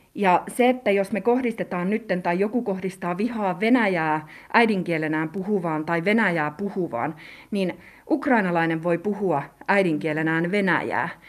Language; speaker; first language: Finnish; native; Finnish